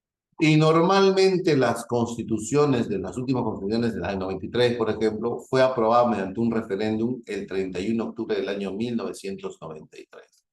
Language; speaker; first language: Spanish; native; Spanish